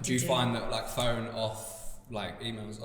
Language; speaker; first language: English; native; English